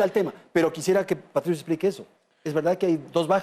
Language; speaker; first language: Spanish; native; Spanish